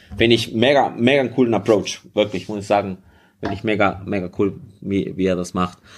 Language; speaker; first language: German; early bilingual, other home language; Spanish